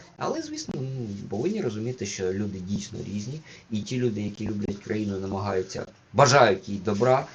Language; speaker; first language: Ukrainian; non-native, local second language; Russian